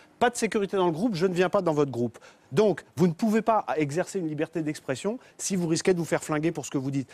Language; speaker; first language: French; native; French